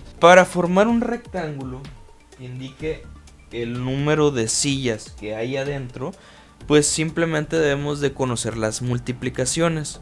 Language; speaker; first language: Spanish; native; Spanish